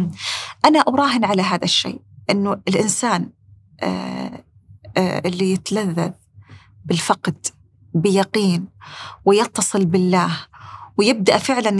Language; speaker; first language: Arabic; native; Arabic